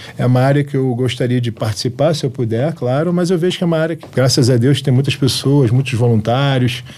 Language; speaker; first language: Portuguese; early bilingual, heritage; Arabic